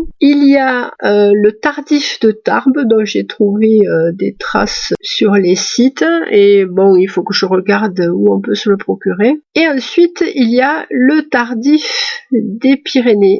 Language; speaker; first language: French; native; French